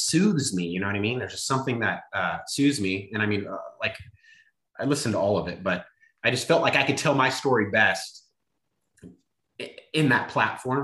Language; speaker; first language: English; native; English